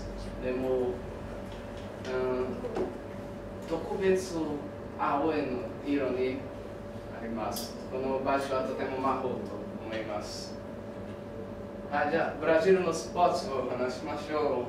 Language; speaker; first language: Japanese; non-native, learner; Portuguese